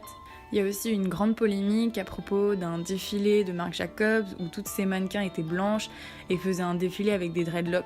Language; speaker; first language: French; native; French